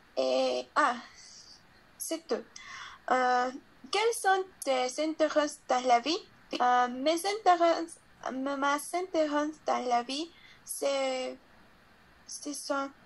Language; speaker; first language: French; non-native, learner; Spanish